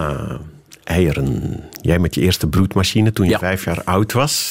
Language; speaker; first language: Dutch; native; Dutch